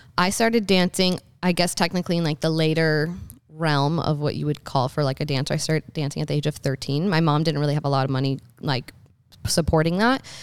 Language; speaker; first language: English; native; English